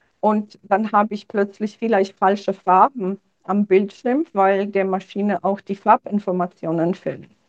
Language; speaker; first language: German; non-native, fluent; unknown